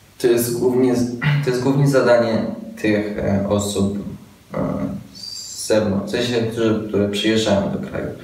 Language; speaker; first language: Polish; early bilingual, other home language; Chechen